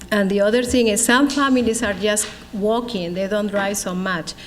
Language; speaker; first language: English; non-native, learner; Spanish